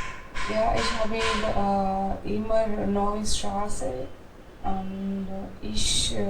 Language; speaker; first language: German; non-native, learner; Hindi